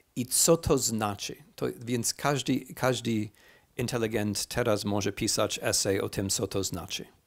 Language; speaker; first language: Polish; non-native, fluent; English